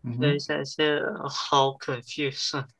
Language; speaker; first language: Chinese; early bilingual, heritage; English